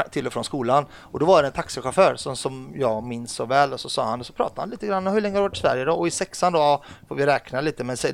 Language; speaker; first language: Swedish; early bilingual, other home language; Arabic